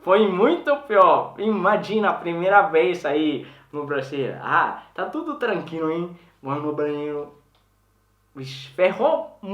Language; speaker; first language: Portuguese; non-native, learner; Swedish